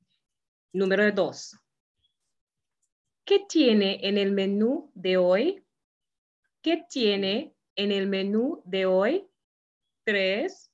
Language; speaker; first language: Spanish; non-native, fluent; English